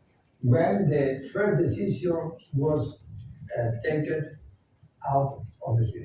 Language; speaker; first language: English; non-native, fluent; Spanish